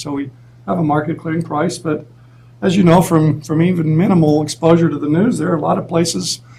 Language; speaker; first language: English; native; English